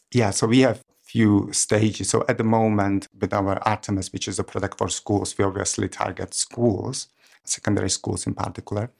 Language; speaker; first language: English; non-native, fluent; Czech